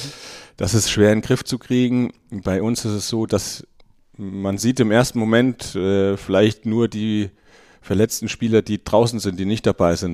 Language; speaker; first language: German; native; German